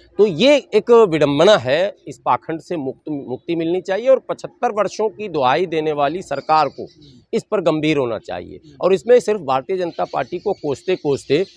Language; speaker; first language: Hindi; native; Hindi